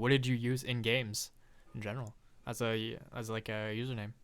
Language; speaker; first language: English; non-native, fluent; French